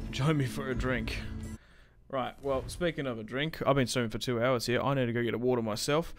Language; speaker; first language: English; native; English